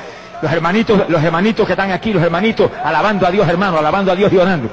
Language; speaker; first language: Spanish; native; Spanish